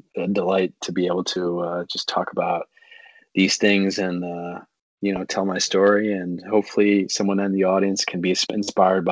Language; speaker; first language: English; native; English